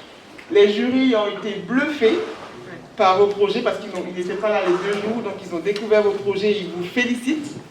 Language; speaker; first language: French; native; French